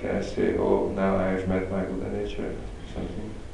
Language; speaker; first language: English; non-native, fluent; Hungarian